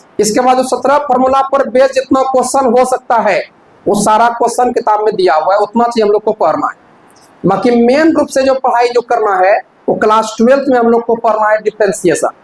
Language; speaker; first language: Hindi; native; Hindi